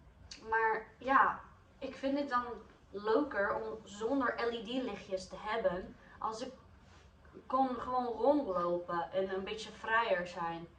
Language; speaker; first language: Dutch; non-native, learner; English